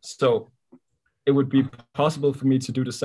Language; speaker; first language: English; non-native, fluent; Kalaallisut